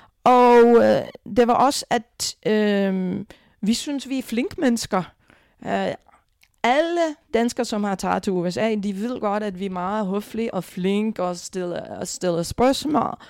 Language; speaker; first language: Danish; non-native, fluent; English